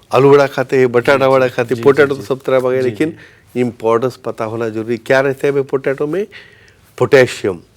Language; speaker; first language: Hindi; non-native, local second language; Marathi